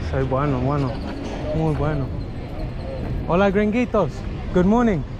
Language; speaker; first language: Spanish; non-native, learner; English